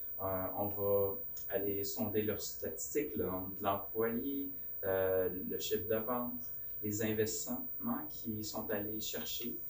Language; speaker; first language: French; native; French